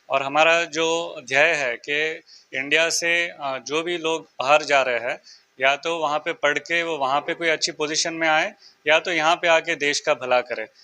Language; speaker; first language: Hindi; non-native, local second language; Marathi